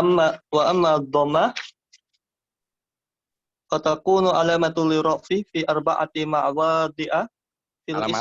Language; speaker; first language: Arabic; non-native, learner; Indonesian